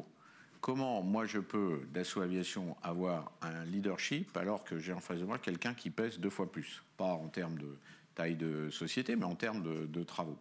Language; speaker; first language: French; native; French